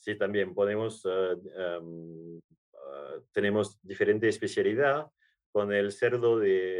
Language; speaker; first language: Spanish; non-native, learner; French